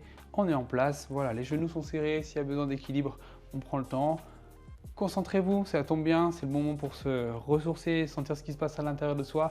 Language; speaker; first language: French; native; French